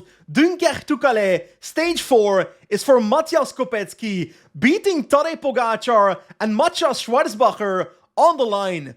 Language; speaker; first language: English; non-native, fluent; Dutch